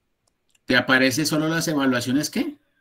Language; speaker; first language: Spanish; native; Spanish